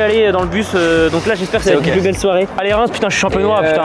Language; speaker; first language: French; native; French